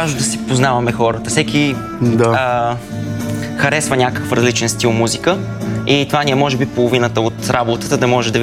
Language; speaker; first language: Bulgarian; native; Bulgarian